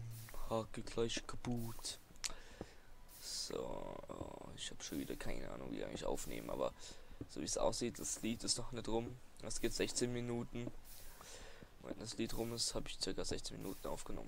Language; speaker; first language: German; native; German